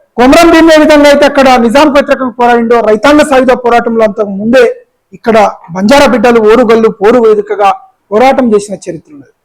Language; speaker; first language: Telugu; non-native, local second language; Lambadi